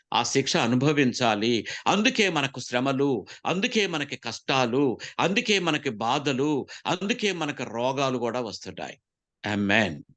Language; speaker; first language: Telugu; non-native, local second language; Koya